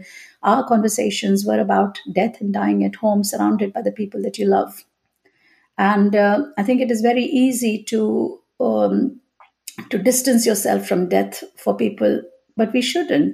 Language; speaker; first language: English; non-native, local second language; Hindi